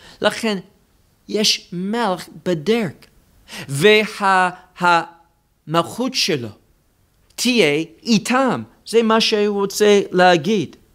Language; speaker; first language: Hebrew; non-native, fluent; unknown